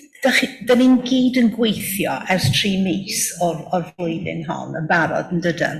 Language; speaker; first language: Welsh; native; Welsh